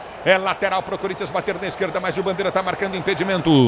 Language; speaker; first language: Portuguese; native; Portuguese